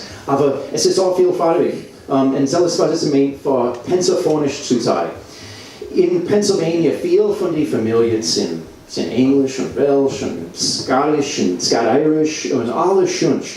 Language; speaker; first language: German; non-native, learner; English